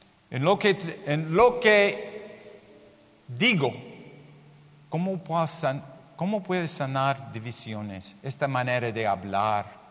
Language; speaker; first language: Spanish; non-native, learner; English